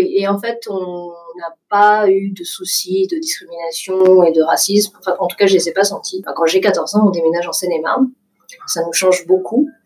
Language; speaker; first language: French; early bilingual, other home language; Vietnamese